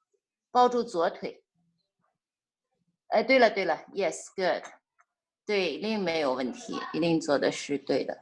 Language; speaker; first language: Chinese; native; Chinese